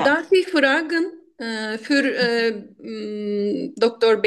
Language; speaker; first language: German; non-native, learner; Turkish